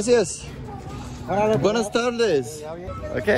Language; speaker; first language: Spanish; non-native, learner; English